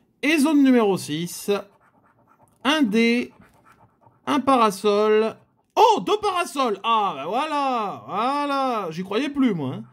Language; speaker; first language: French; native; French